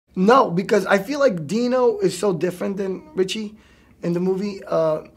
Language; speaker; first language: English; native; English